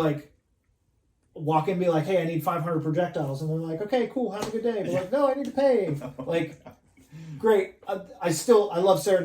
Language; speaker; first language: English; native; English